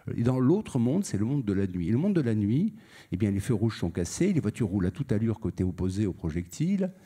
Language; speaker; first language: French; native; French